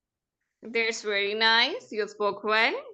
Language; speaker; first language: English; non-native, fluent; Urdu